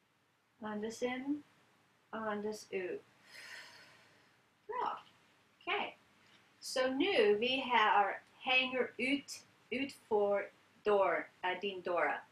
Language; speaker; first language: Swedish; non-native, learner; English